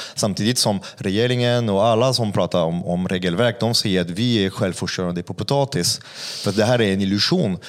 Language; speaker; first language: Swedish; non-native, fluent; French